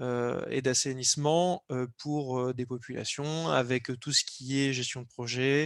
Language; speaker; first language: French; native; French